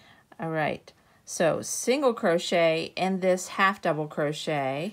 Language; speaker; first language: English; native; English